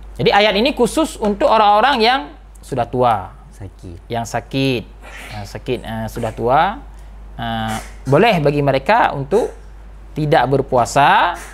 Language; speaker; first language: Malay; non-native, local second language; Achinese